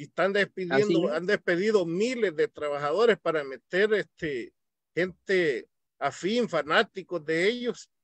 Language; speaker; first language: Spanish; native; Spanish